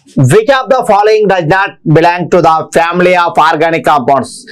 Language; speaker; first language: English; non-native, local second language; Telugu